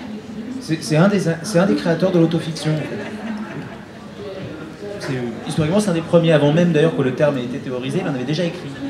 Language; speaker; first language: French; native; French